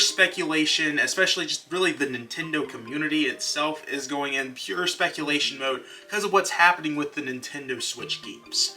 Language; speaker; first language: English; native; English